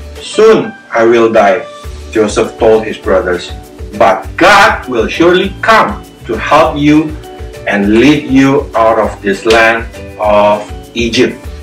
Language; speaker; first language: English; non-native, fluent; Indonesian